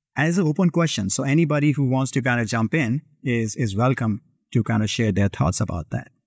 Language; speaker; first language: English; non-native, local second language; Hindi